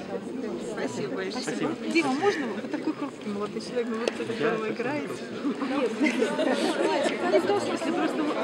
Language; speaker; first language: Russian; native; Russian